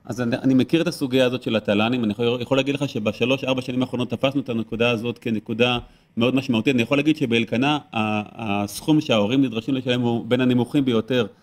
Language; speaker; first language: Hebrew; native; Hebrew